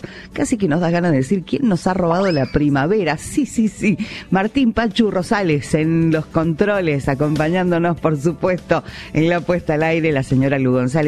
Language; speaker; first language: Spanish; native; Spanish